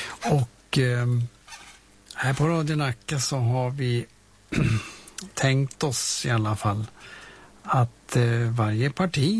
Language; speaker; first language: Swedish; native; Swedish